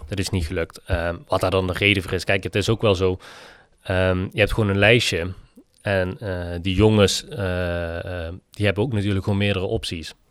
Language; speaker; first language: Dutch; native; Dutch